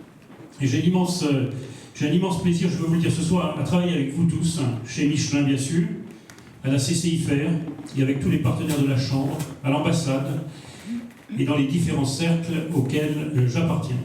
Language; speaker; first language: French; native; French